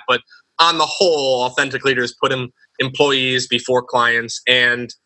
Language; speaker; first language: English; native; English